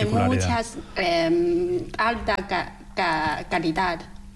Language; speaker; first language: Spanish; non-native, learner; Chinese